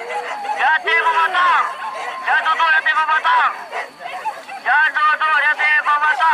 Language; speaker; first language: Indonesian; non-native, local second language; Minangkabau